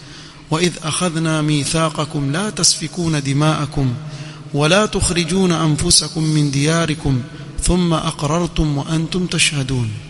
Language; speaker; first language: Arabic; non-native, fluent; Swahili